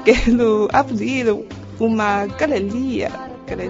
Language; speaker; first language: Portuguese; non-native, learner; Chinese